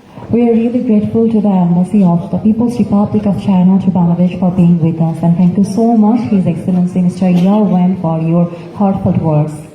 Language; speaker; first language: English; non-native, local second language; Bangla